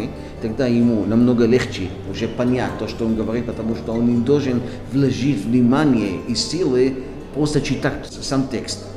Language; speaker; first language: Russian; non-native, fluent; Hebrew